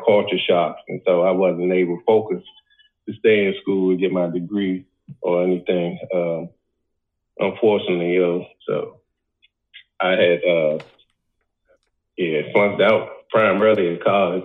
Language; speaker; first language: English; native; English